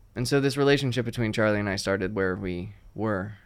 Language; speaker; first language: English; native; English